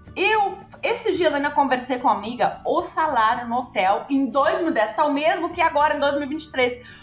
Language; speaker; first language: Portuguese; early bilingual, heritage; German